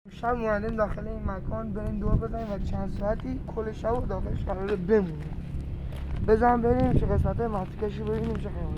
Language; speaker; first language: Persian; native; Persian